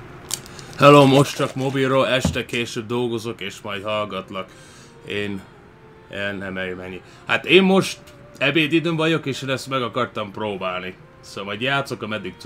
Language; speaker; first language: Hungarian; early bilingual, heritage; Hungarian